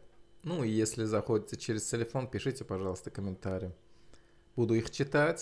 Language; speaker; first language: Russian; non-native, fluent; Azerbaijani